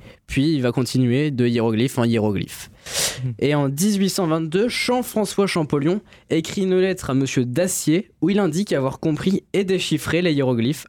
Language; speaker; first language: French; native; French